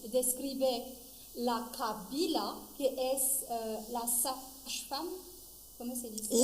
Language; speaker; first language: Spanish; non-native, fluent; French